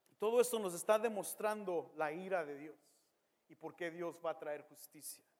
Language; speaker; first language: Spanish; early bilingual, heritage; Spanish